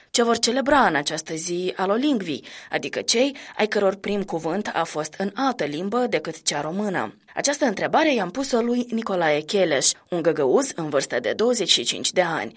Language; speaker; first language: Romanian; native; Romanian